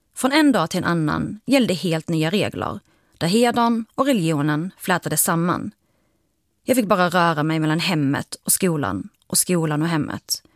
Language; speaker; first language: Swedish; early bilingual, other home language; Arabic